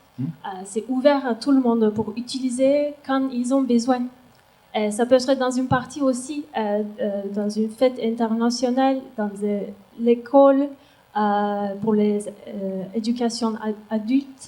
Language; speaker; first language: French; non-native, learner; Turkish